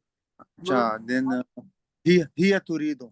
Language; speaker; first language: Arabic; non-native, learner; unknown